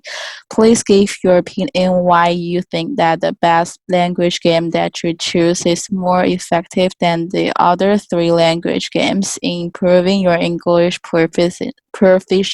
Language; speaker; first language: English; non-native, fluent; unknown